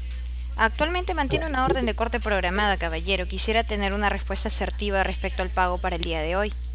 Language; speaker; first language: Spanish; native; Spanish